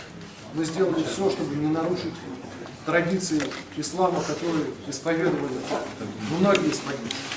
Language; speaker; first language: Russian; native; Russian